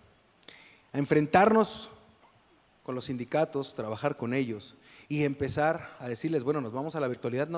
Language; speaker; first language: Spanish; native; Spanish